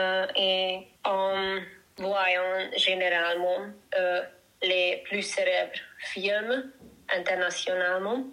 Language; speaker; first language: French; non-native, learner; Hungarian